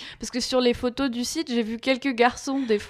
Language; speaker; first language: French; native; French